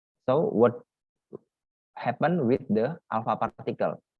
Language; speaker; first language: English; non-native, learner; Indonesian